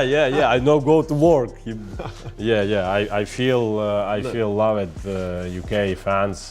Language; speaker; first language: English; non-native, learner; Russian